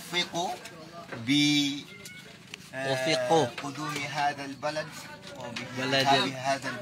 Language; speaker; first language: Arabic; non-native, fluent; Maranao